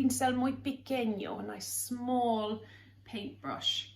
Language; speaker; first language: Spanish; non-native, learner; English